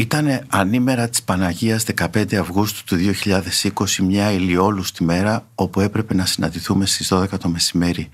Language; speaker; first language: Greek; native; Greek